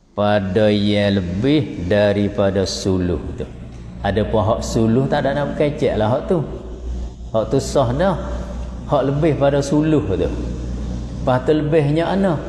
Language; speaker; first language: Malay; native; Malay